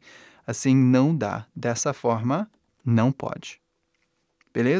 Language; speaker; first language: Portuguese; non-native, fluent; English